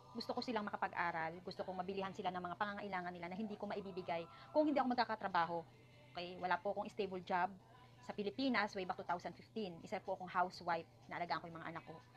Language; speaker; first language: Filipino; native; Filipino